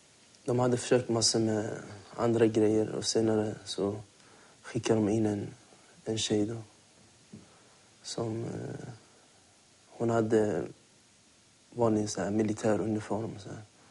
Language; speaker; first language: Swedish; native; Swedish